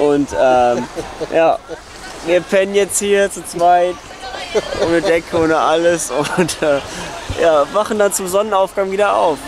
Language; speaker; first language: German; native; German